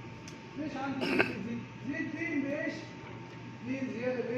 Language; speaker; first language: Arabic; non-native, learner; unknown